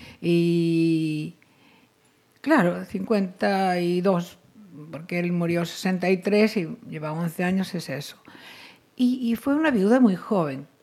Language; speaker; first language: Spanish; native; Spanish